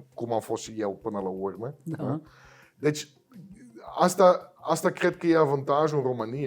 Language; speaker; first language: Romanian; non-native, fluent; Dutch